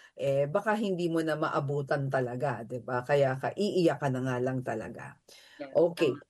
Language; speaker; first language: Filipino; native; Filipino